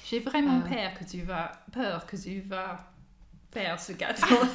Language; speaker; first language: French; non-native, learner; English